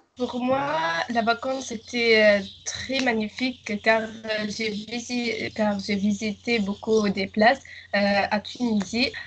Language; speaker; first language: French; non-native, learner; Arabic